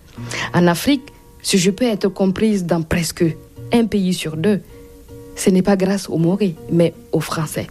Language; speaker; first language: French; non-native, local second language; Mossi